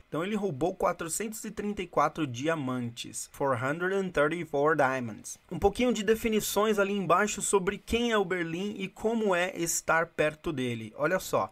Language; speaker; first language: Portuguese; native; Portuguese